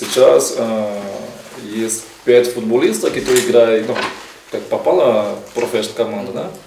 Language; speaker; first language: Russian; non-native, learner; Portuguese